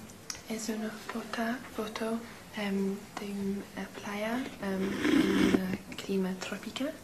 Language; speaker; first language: Spanish; non-native, learner; English